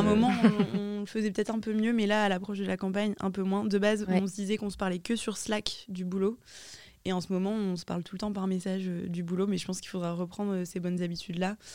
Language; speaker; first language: French; native; French